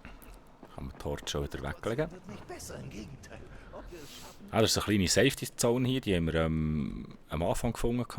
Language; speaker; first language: German; native; German